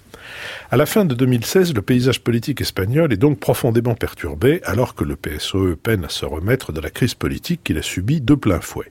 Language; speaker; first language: French; native; French